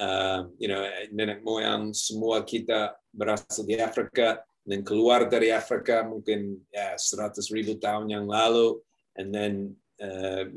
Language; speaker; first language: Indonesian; non-native, learner; English